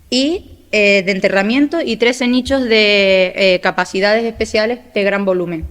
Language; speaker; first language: Spanish; native; Spanish